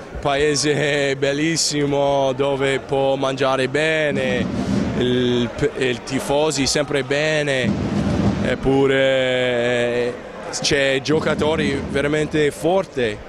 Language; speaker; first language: Italian; non-native, learner; Spanish